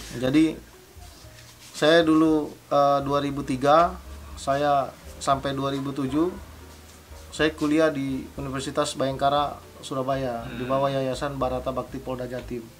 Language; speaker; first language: Indonesian; native; Indonesian